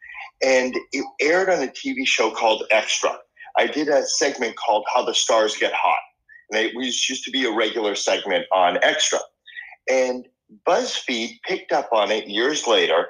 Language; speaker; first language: English; early bilingual, other home language; Spanish